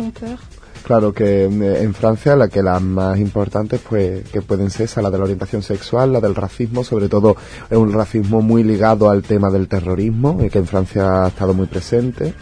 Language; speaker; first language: Spanish; native; Spanish